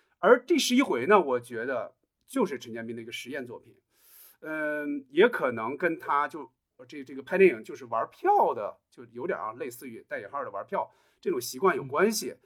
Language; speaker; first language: Chinese; native; Chinese